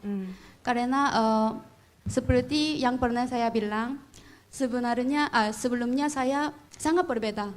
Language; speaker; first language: Indonesian; non-native, fluent; Korean